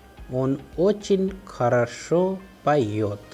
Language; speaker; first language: Russian; non-native, fluent; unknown